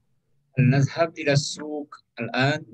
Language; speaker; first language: Arabic; non-native, learner; Indonesian